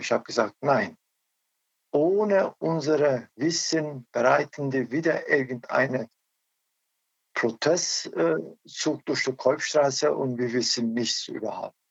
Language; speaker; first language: German; non-native, learner; Turkish